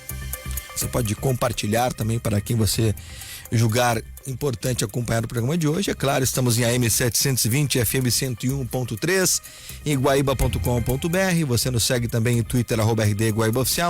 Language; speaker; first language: Portuguese; native; Portuguese